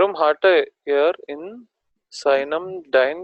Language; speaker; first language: German; non-native, learner; Telugu